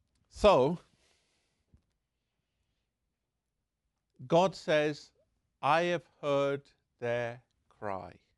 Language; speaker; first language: English; native; English